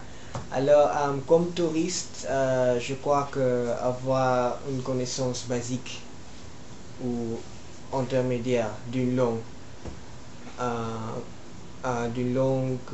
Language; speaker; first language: French; non-native, learner; Filipino